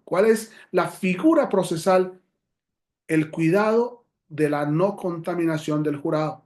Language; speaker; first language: Spanish; native; Spanish